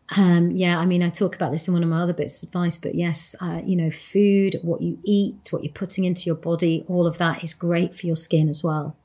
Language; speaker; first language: English; native; English